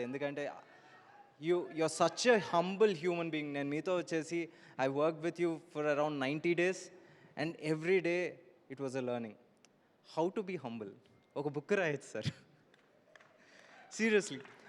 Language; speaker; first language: Telugu; native; Telugu